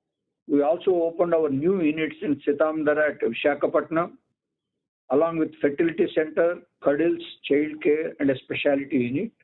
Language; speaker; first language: English; non-native, local second language; Telugu